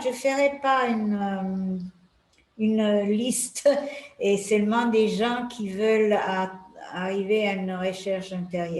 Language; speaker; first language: French; non-native, fluent; Italian